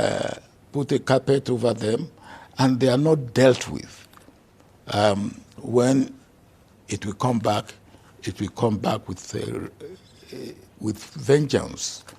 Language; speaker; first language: English; non-native, local second language; Yoruba